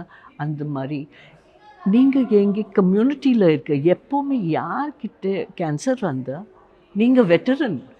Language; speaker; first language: Tamil; non-native, learner; Hindi